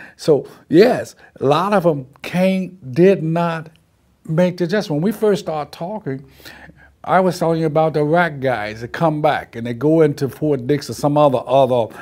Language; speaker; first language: English; native; English